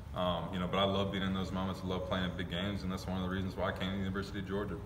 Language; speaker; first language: English; native; English